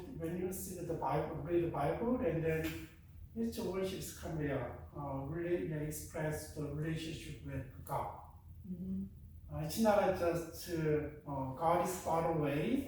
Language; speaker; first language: English; non-native, fluent; Korean